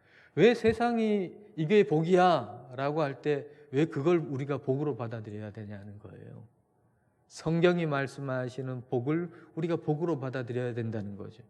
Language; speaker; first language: Korean; native; Korean